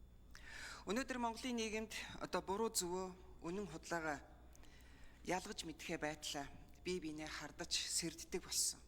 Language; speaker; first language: Mongolian; native; Mongolian